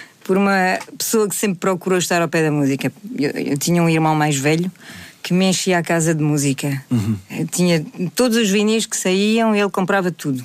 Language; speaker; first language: Portuguese; native; Portuguese